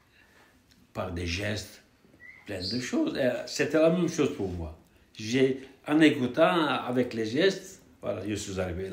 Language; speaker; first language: French; non-native, fluent; Turkish